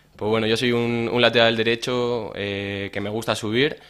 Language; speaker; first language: Spanish; native; Spanish